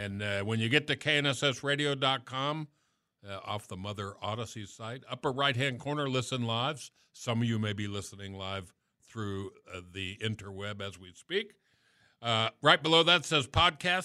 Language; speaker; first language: English; native; English